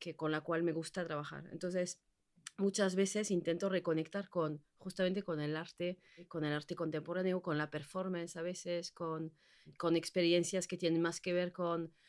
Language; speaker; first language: Spanish; non-native, fluent; Basque